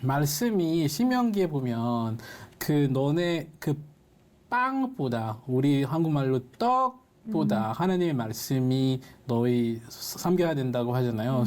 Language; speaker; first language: Korean; non-native, fluent; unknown